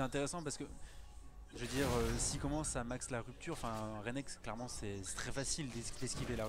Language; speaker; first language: French; native; French